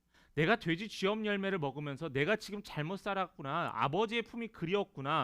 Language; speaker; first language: Korean; native; Korean